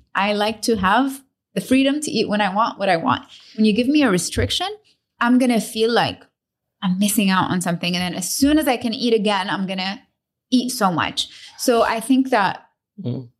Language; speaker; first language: English; early bilingual, other home language; Arabic